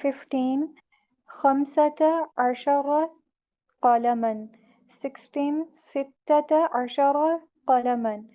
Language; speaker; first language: Arabic; non-native, learner; Urdu